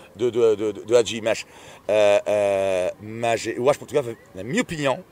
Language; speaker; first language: Portuguese; non-native, fluent; French